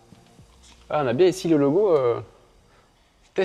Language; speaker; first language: French; native; French